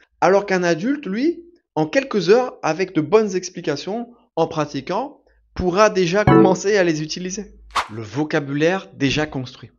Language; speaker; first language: French; native; French